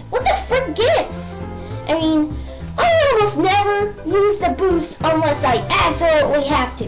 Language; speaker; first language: English; native; English